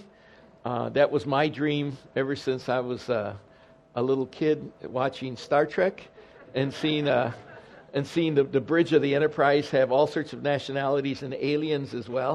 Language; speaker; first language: English; early bilingual, other home language; Spanish